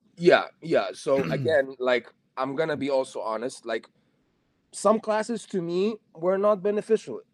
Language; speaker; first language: English; non-native, fluent; Arabic